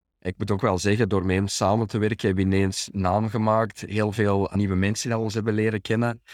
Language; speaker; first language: Dutch; native; Dutch